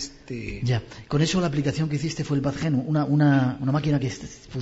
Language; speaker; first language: Spanish; native; Spanish